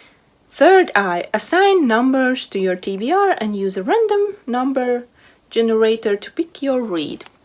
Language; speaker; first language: English; non-native, fluent; Latvian